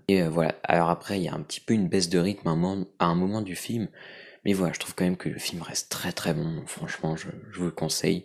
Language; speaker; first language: French; native; French